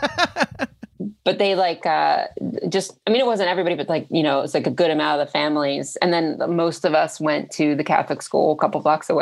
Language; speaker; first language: English; native; English